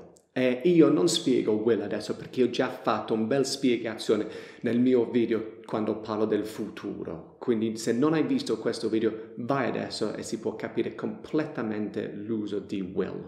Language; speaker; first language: Italian; non-native, fluent; English